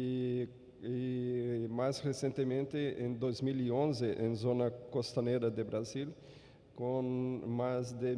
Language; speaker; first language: Spanish; non-native, fluent; Portuguese